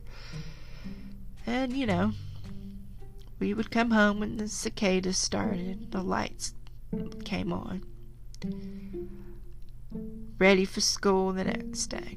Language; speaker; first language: English; native; English